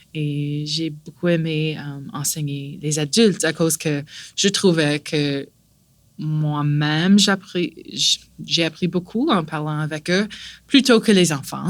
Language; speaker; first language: French; non-native, local second language; English